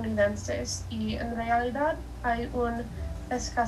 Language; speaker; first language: Spanish; non-native, learner; English